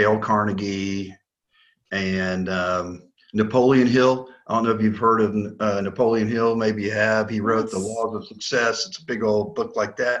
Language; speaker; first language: English; native; English